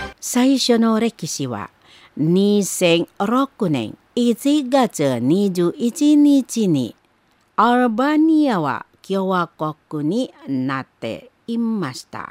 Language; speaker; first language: Japanese; non-native, learner; Indonesian